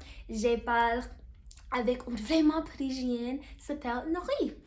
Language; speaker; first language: French; non-native, learner; English